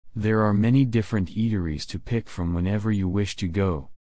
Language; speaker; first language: English; non-native, local second language; Cantonese